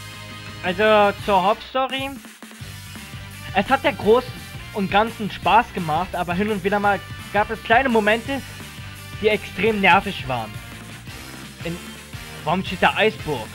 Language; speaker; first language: German; native; German